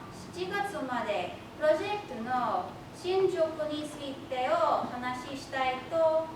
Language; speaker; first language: Japanese; non-native, fluent; English